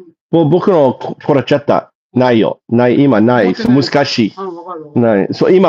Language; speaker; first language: Japanese; non-native, learner; English